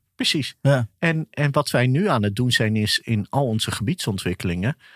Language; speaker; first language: Dutch; early bilingual, other home language; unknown